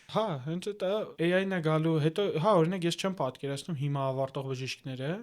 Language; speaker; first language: Armenian; native; Armenian